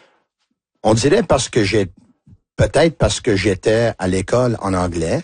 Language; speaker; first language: French; non-native, local second language; Italian